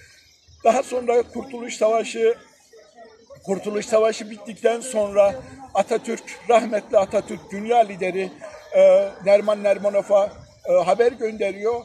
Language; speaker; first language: Turkish; early bilingual, heritage; Turkish